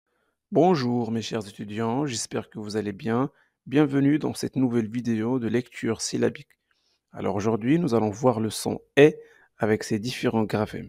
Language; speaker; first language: French; native; French